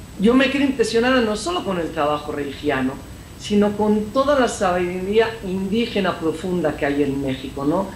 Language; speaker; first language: Spanish; native; Spanish